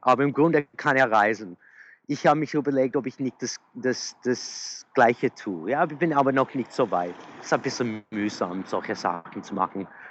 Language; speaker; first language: German; early bilingual, other home language; English